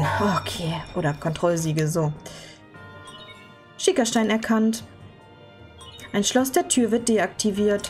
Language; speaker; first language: German; native; German